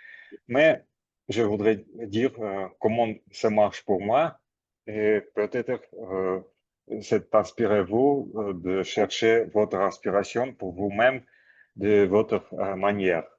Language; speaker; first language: French; non-native, learner; Armenian